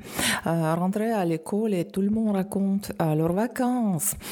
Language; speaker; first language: French; non-native, fluent; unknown